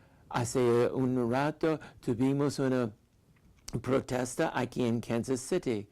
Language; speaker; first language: Spanish; non-native, fluent; English